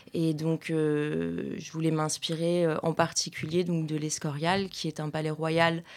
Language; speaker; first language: French; native; French